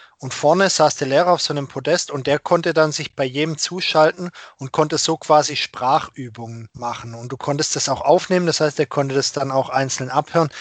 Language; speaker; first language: German; native; German